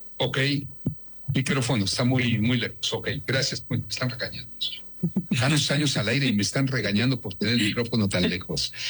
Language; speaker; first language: Spanish; native; Spanish